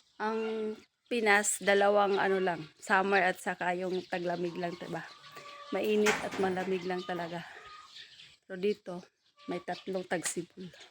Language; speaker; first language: Filipino; non-native, local second language; Cebuano